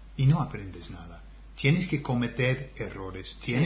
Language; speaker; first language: Spanish; non-native, fluent; English